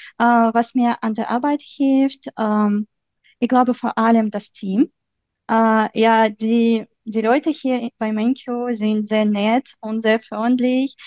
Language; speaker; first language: German; non-native, fluent; Ukrainian